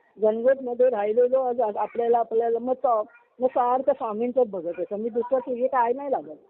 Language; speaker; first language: Marathi; non-native, local second language; Telugu